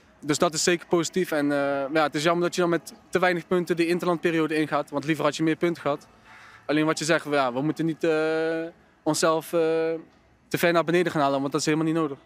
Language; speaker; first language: Dutch; native; Dutch